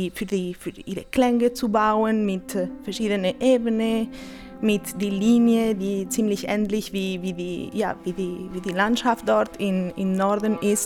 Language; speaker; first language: German; non-native, fluent; Spanish